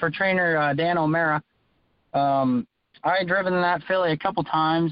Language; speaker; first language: English; native; English